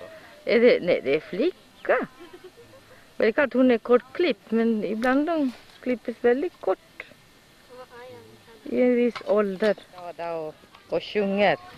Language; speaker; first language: Swedish; non-native, fluent; Spanish